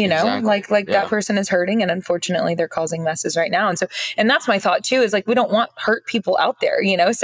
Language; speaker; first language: English; native; English